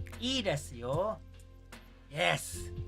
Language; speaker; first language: Japanese; non-native, learner; English